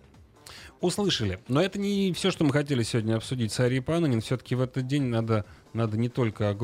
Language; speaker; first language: Russian; native; Russian